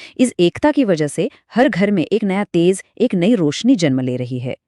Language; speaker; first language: Hindi; non-native, local second language; Marathi